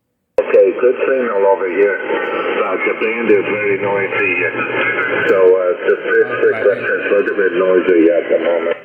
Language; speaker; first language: English; non-native, fluent; Italian